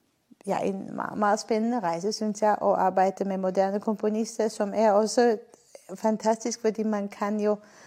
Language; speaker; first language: Danish; non-native, fluent; Armenian